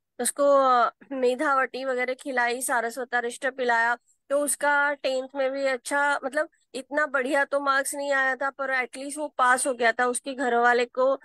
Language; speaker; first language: Hindi; non-native, local second language; Marathi